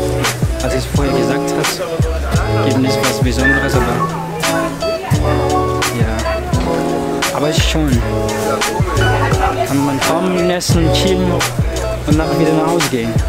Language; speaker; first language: German; non-native, learner; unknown